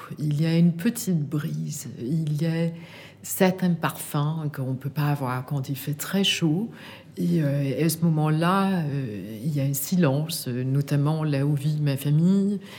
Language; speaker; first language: French; non-native, fluent; Danish